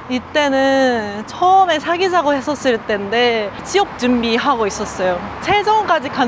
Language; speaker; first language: Korean; non-native, fluent; Japanese